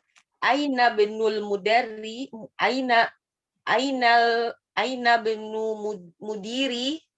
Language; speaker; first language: Arabic; non-native, learner; Indonesian